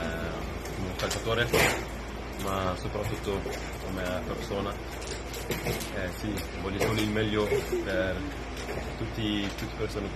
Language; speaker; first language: Italian; non-native, fluent; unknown